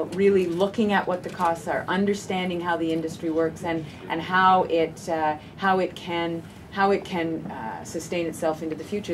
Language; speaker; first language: English; native; English